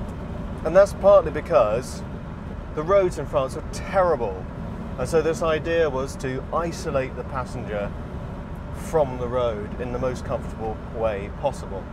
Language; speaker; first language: English; native; English